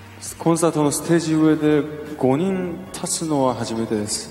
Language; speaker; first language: Japanese; non-native, learner; Korean